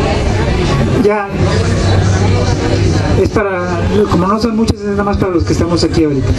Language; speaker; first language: Spanish; native; Spanish